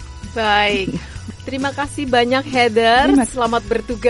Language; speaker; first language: Indonesian; native; Indonesian